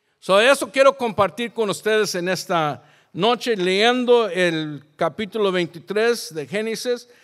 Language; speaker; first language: Spanish; early bilingual, heritage; Spanish